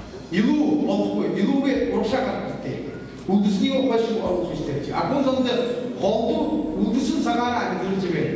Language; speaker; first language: Mongolian; non-native, learner; Buriat